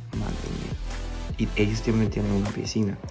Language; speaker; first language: Spanish; non-native, fluent; Filipino